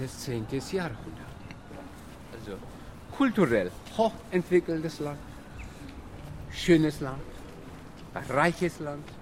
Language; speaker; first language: German; non-native, learner; Tajik